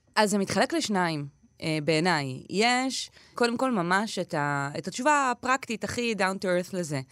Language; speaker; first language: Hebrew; native; Hebrew